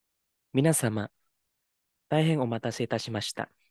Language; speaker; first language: Japanese; non-native, fluent; Indonesian